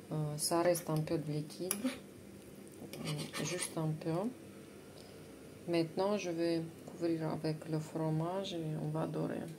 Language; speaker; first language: French; non-native, fluent; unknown